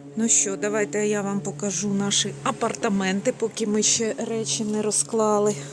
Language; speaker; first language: Ukrainian; native; Ukrainian